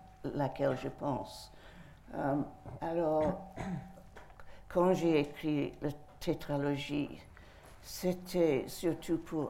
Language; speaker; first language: French; non-native, fluent; English